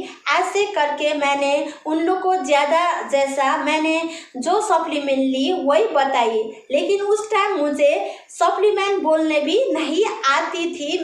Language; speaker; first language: Hindi; non-native, local second language; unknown